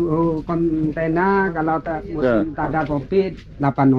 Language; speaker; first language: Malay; non-native, local second language; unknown